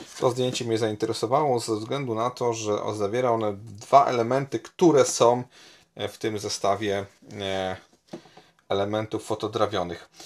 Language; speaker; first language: Polish; native; Polish